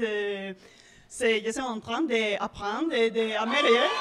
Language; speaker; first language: French; non-native, learner; Spanish